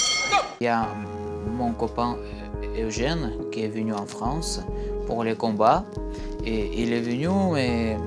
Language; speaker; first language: French; non-native, fluent; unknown